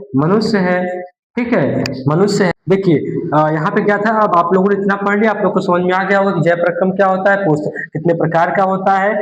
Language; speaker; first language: Hindi; native; Hindi